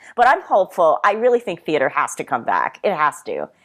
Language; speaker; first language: English; native; English